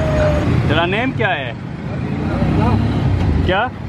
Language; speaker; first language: Hindi; early bilingual, heritage; English